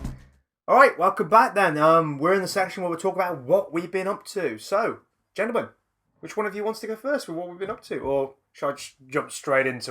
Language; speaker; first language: English; native; English